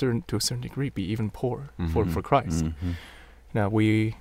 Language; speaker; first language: English; non-native, local second language; Cantonese